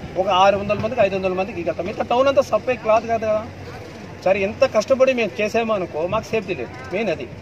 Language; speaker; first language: Telugu; native; Telugu